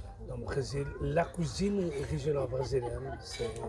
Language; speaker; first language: French; non-native, learner; Portuguese